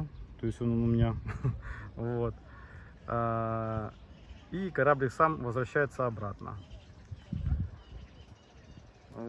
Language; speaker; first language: Russian; native; Russian